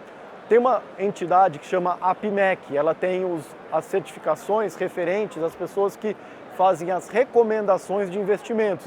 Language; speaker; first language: Portuguese; native; Portuguese